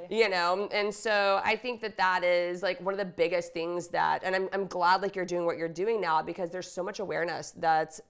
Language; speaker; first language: English; native; English